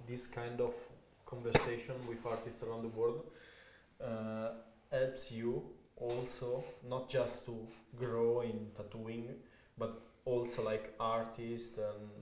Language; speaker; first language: English; non-native, fluent; Italian